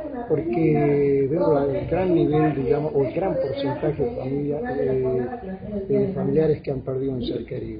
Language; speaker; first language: Spanish; native; Spanish